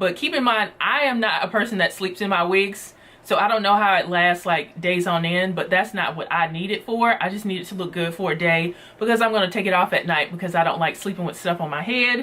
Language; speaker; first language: English; native; English